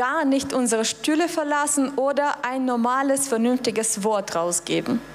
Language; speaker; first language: German; non-native, fluent; Russian